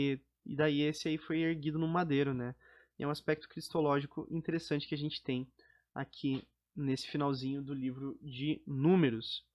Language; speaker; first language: Portuguese; native; Portuguese